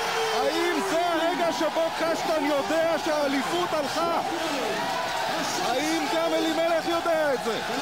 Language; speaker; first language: Hebrew; native; Hebrew